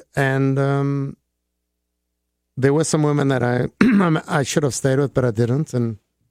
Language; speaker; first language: English; native; English